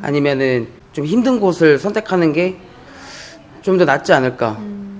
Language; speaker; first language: Korean; native; Korean